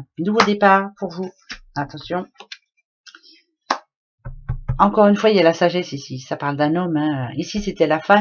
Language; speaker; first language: French; native; French